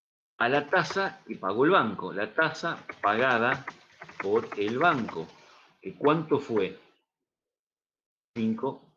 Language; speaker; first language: Spanish; native; Spanish